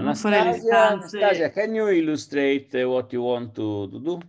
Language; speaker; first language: English; non-native, fluent; Italian